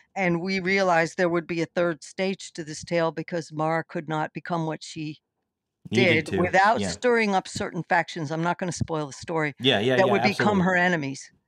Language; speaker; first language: English; native; English